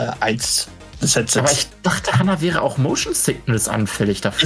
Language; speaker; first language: German; native; German